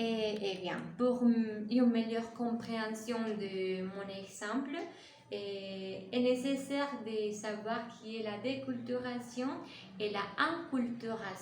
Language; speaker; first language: French; non-native, learner; Spanish